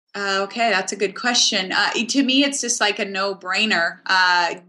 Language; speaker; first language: English; native; English